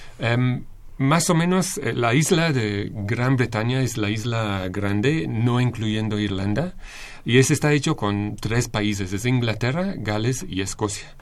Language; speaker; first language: Spanish; non-native, fluent; English